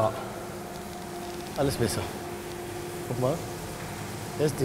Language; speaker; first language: German; non-native, learner; Arabic